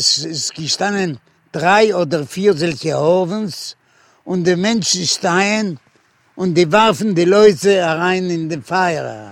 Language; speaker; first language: German; non-native, learner; Yiddish